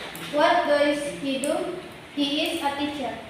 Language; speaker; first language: English; non-native, learner; Indonesian